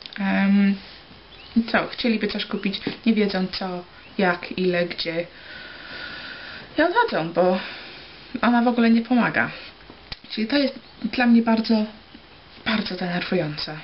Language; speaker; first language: Polish; early bilingual, heritage; Polish